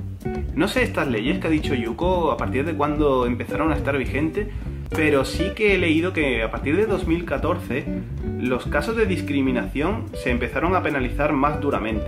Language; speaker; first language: Spanish; native; Spanish